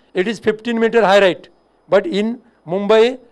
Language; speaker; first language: Hindi; non-native, local second language; Marathi